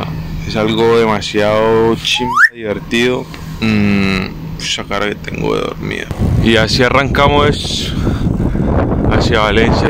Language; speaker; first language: Spanish; native; Spanish